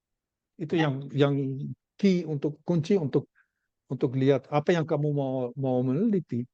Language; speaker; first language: Indonesian; non-native, learner; Dutch